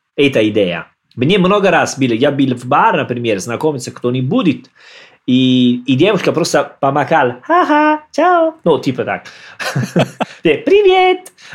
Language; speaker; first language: Russian; non-native, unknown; Italian